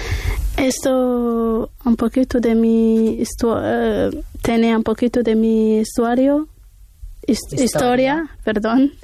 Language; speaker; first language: Spanish; non-native, learner; Arabic